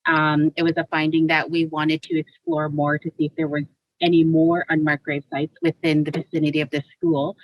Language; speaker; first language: English; native; English